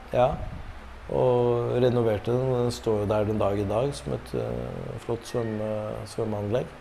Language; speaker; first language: Norwegian; early bilingual, other home language; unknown